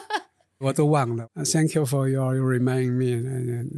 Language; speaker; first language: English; non-native, learner; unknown